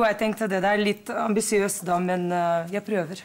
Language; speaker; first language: Norwegian; non-native, fluent; Russian